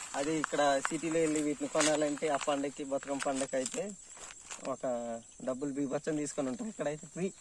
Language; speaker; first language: Telugu; non-native, local second language; Koya